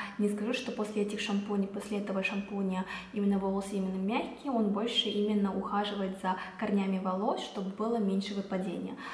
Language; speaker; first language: Russian; non-native, fluent; Korean